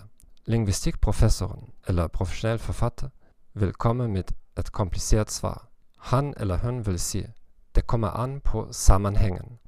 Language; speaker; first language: Norwegian; non-native, learner; German